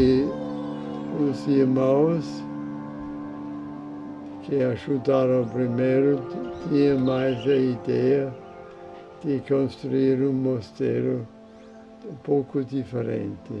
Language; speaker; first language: Portuguese; non-native, fluent; German